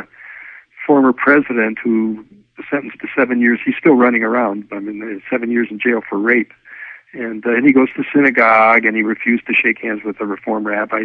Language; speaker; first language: English; early bilingual, other home language; Yiddish